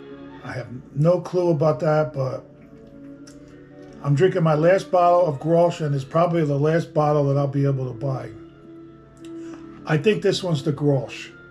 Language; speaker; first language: English; native; English